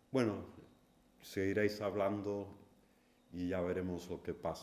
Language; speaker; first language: Spanish; native; Spanish